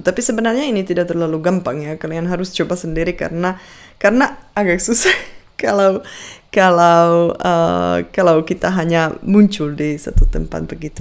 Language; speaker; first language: Indonesian; non-native, fluent; Czech